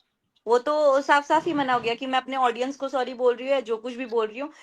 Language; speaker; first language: Hindi; native; Hindi